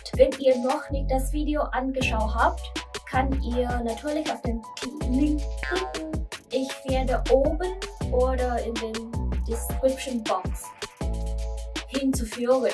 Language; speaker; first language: German; non-native, learner; Vietnamese